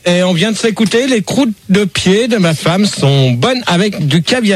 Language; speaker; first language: French; native; French